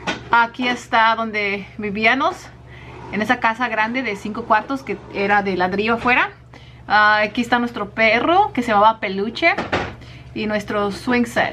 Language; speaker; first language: Spanish; early bilingual, heritage; Spanish